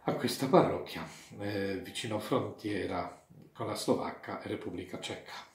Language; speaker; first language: Italian; non-native, fluent; Polish